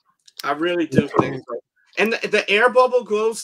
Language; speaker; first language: English; native; English